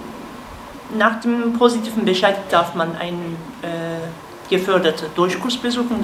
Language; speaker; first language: German; non-native, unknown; Kurdish